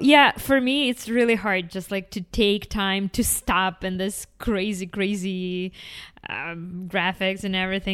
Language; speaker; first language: English; non-native, fluent; Ukrainian